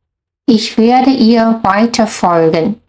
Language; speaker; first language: German; non-native, fluent; Chinese